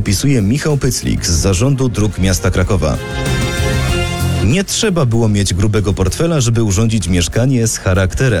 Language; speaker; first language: Polish; native; Polish